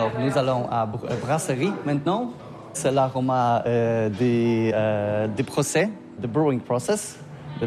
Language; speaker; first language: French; non-native, learner; Polish